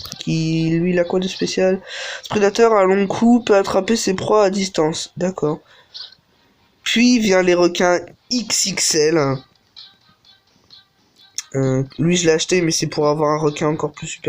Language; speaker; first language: French; native; French